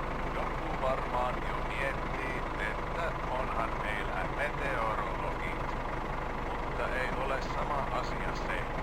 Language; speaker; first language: Finnish; native; Finnish